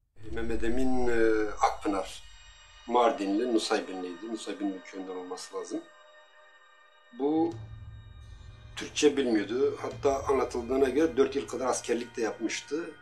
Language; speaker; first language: Turkish; non-native, local second language; Kurdish